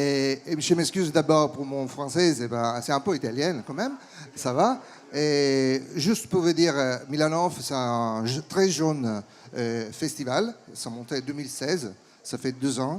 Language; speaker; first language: French; non-native, fluent; Italian